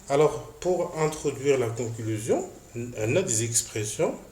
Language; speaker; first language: French; non-native, local second language; Arabic